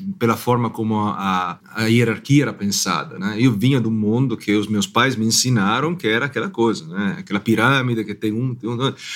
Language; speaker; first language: Portuguese; non-native, fluent; Italian